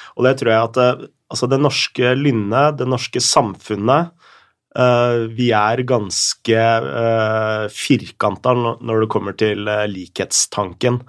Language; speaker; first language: Norwegian; native; Norwegian